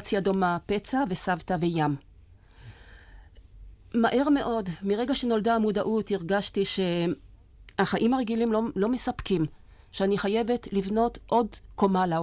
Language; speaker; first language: Hebrew; non-native, local second language; French